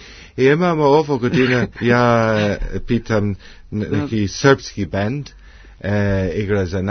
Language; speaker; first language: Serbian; non-native, learner; English